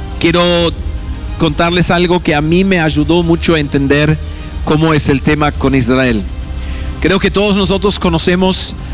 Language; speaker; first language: Spanish; non-native, fluent; German